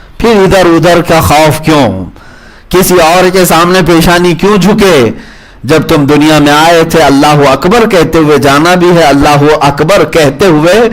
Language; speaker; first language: Urdu; native; Urdu